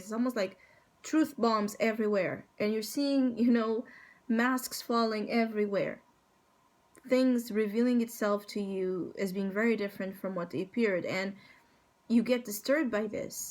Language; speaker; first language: English; non-native, fluent; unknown